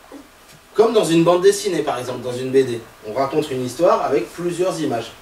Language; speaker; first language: French; native; French